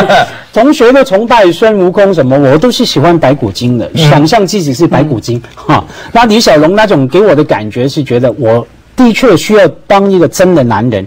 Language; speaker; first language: Chinese; non-native, local second language; Cantonese